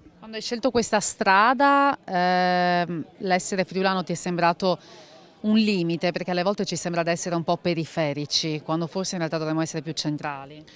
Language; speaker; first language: Italian; native; Italian